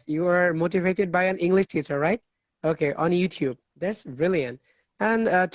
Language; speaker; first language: English; non-native, fluent; Bangla